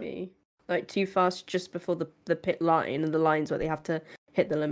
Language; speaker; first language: English; native; English